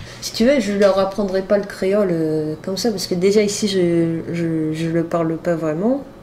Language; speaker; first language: French; native; French